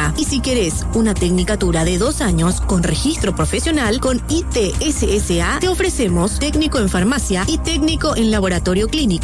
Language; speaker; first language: Spanish; native; Spanish